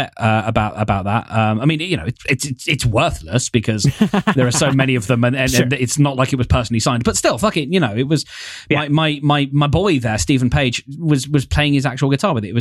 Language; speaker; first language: English; native; English